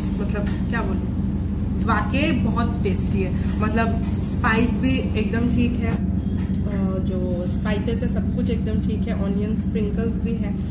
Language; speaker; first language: Hindi; non-native, local second language; Bangla